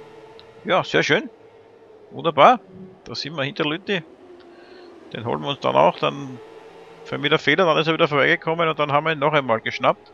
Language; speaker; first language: German; native; German